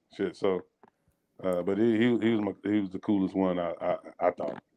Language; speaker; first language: English; native; English